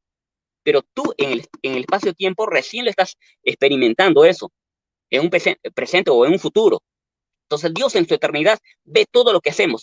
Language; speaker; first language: Spanish; native; Spanish